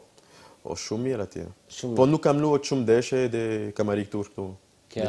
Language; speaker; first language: Albanian; non-native, learner; French